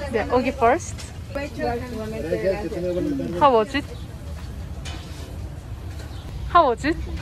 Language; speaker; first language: English; non-native, learner; Korean